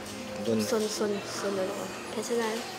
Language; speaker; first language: Korean; non-native, learner; Thai